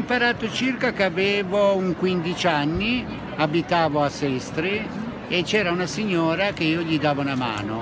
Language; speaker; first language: Italian; native; Italian